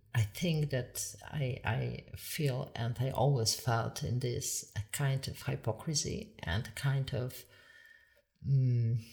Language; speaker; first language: English; non-native, fluent; Polish